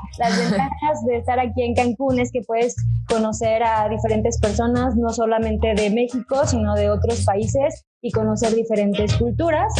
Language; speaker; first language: Spanish; native; Spanish